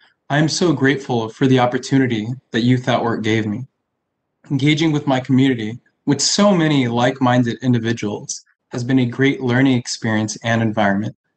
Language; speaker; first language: English; early bilingual, other home language; Spanish